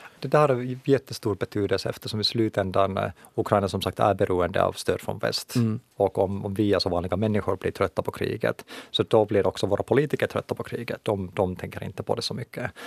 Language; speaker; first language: Swedish; non-native, local second language; Finnish